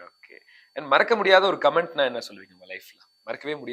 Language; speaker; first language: Tamil; native; Tamil